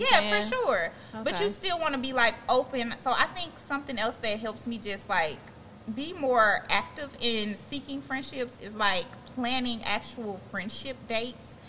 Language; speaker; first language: English; native; English